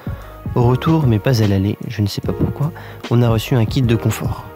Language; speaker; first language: French; native; French